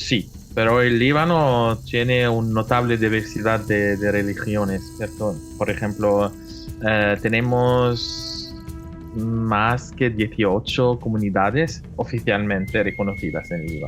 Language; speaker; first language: Spanish; non-native, fluent; Arabic